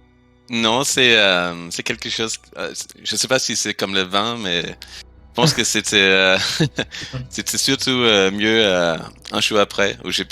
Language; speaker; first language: French; non-native, fluent; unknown